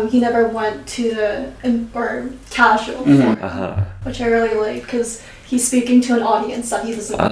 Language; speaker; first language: English; early bilingual, other home language; Korean